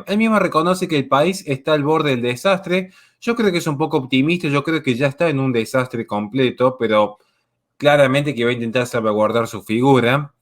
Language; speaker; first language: Spanish; native; Spanish